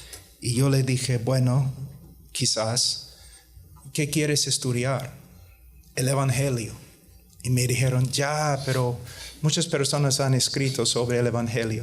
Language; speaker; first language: Spanish; non-native, fluent; English